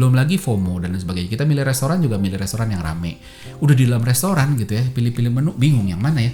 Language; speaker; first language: Indonesian; native; Indonesian